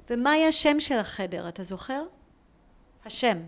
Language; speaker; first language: Hebrew; native; Hebrew